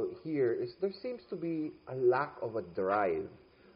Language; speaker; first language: English; non-native, local second language; Filipino